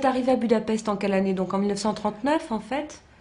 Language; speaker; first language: French; native; French